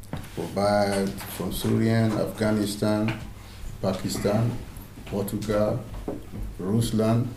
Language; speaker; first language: German; non-native, learner; Spanish